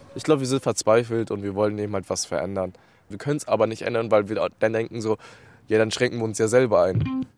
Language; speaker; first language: German; early bilingual, other home language; Vietnamese